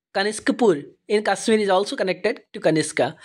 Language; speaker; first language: English; non-native, local second language; Assamese